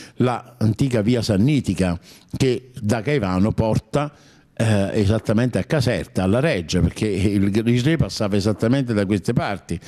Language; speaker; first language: Italian; native; Italian